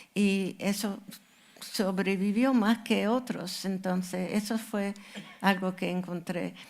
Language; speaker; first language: Spanish; non-native, fluent; English